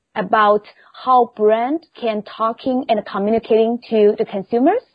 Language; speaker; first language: English; non-native, fluent; Chinese